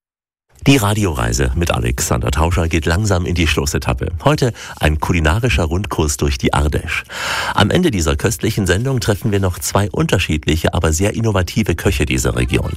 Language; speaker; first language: German; native; German